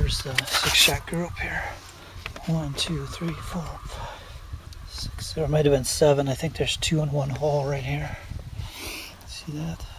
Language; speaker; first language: English; native; English